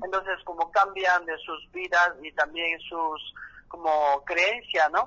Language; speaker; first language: Spanish; non-native, learner; Korean